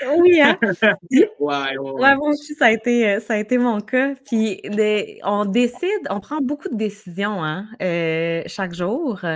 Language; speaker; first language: French; native; French